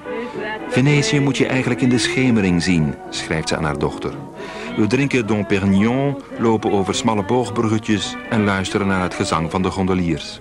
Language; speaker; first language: Dutch; native; Dutch